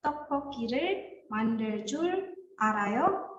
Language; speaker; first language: Korean; non-native, fluent; Indonesian